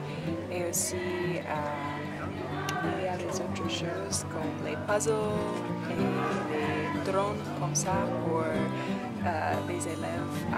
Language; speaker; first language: French; non-native, fluent; English